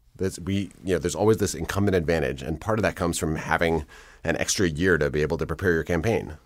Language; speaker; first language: English; native; English